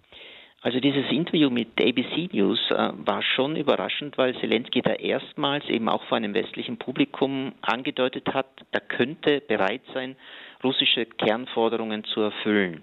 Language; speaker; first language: German; native; German